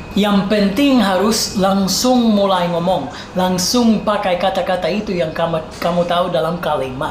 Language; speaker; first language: Indonesian; non-native, fluent; English